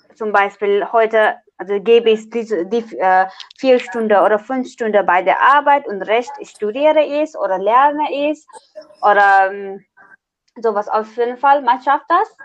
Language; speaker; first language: German; non-native, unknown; Nepali